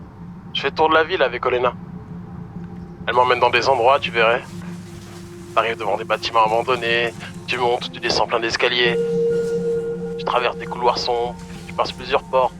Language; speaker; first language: French; native; French